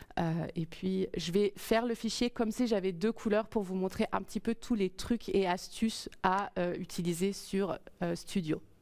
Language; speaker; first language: French; native; French